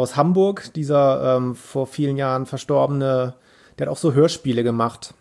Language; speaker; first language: German; native; German